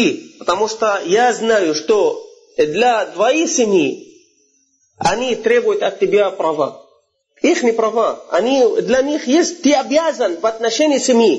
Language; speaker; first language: Russian; non-native, fluent; Arabic